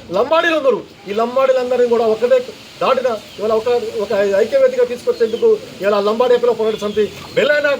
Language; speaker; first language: Telugu; non-native, local second language; Lambadi